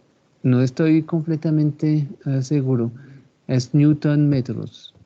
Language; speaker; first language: Spanish; non-native, fluent; French